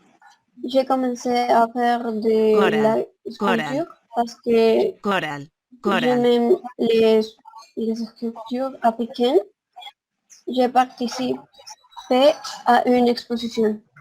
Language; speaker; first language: French; non-native, learner; Spanish